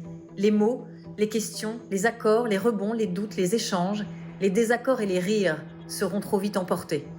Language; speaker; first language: French; native; French